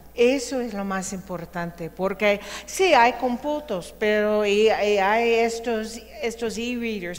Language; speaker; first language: Spanish; non-native, fluent; English